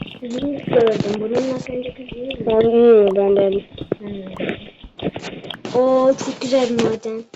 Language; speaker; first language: Turkish; native; Turkish